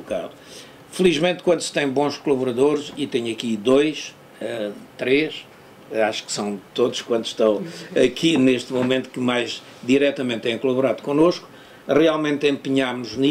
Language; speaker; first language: Portuguese; native; Portuguese